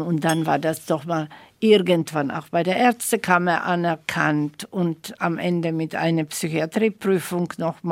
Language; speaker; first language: German; non-native, fluent; Slovak